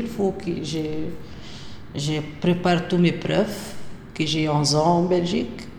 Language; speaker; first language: French; non-native, local second language; Arabic